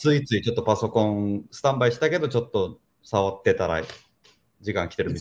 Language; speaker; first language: Japanese; native; Japanese